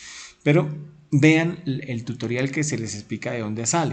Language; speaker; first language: Spanish; native; Spanish